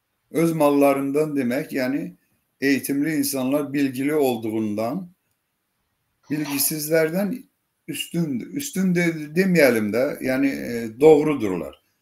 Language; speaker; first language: Turkish; non-native, learner; Azerbaijani